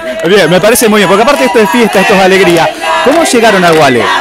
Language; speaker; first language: Spanish; native; Spanish